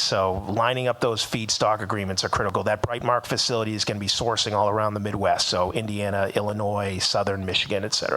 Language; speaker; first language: English; native; English